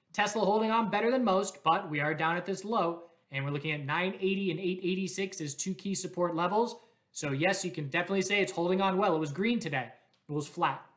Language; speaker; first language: English; native; English